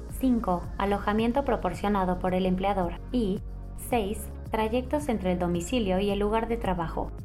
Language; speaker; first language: Spanish; native; Spanish